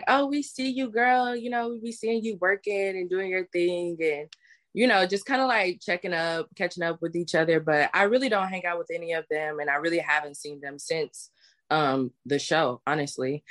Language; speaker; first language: English; native; English